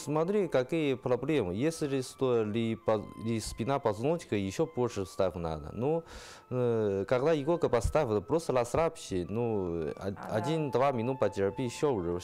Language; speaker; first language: Russian; non-native, learner; Chinese